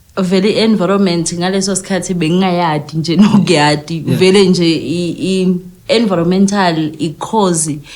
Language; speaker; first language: Zulu; non-native, local second language; Swati